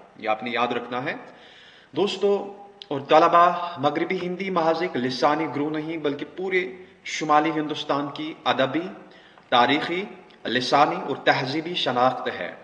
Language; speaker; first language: Urdu; non-native, local second language; Kashmiri